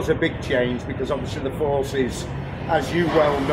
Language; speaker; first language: English; native; English